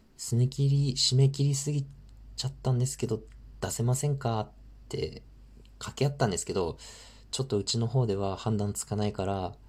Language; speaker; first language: Japanese; native; Japanese